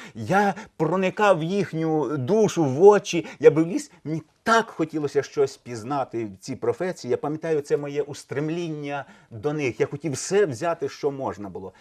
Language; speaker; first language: Ukrainian; native; Ukrainian